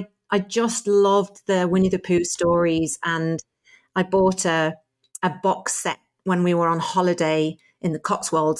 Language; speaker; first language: English; native; English